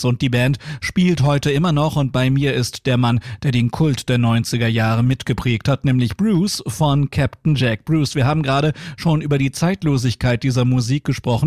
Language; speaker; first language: German; native; German